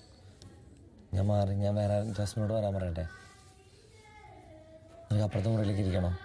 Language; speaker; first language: Malayalam; native; Malayalam